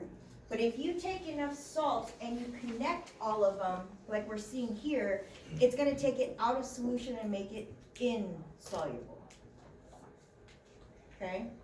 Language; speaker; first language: English; native; English